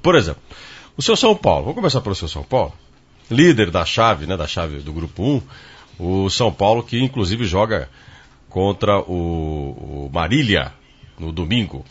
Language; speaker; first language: Portuguese; native; Portuguese